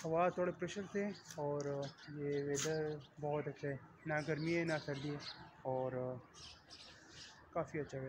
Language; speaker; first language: Hindi; non-native, local second language; Pashto